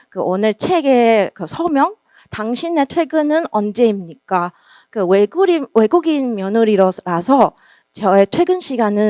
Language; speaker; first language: Korean; non-native, learner; Chinese